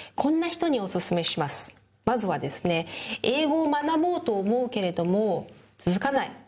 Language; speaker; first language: Japanese; non-native, fluent; English